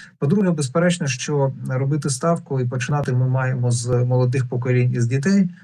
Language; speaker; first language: Ukrainian; non-native, local second language; Russian